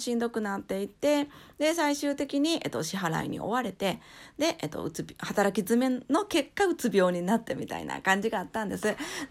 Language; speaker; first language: Japanese; native; Japanese